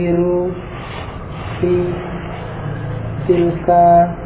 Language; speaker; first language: Arabic; non-native, learner; Indonesian